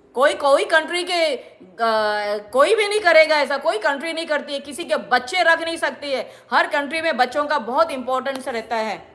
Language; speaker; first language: Hindi; non-native, local second language; Marathi